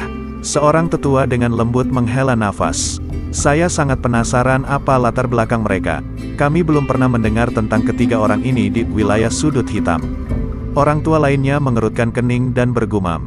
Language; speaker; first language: Indonesian; native; Indonesian